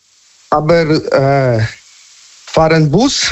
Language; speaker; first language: German; non-native, learner; Polish